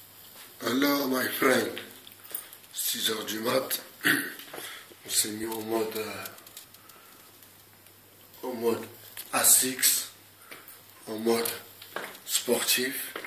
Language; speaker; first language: French; native; French